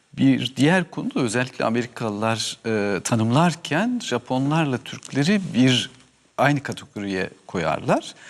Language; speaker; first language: Turkish; native; Turkish